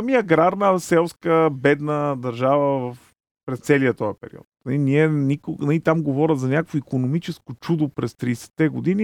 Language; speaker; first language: Bulgarian; native; Bulgarian